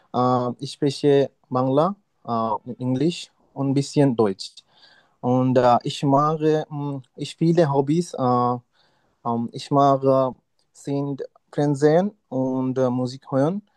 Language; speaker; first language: German; non-native, learner; Bangla